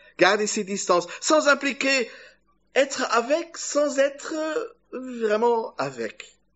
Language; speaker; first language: French; non-native, fluent; German